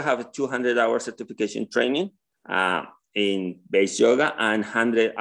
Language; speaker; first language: English; non-native, learner; Spanish